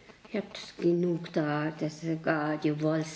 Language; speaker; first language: German; non-native, learner; Mongolian